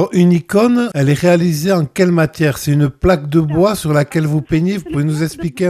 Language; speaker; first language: French; native; French